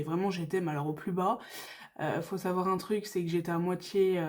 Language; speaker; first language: French; native; French